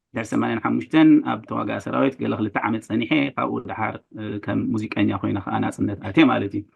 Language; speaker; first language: Tigrinya; native; Tigrinya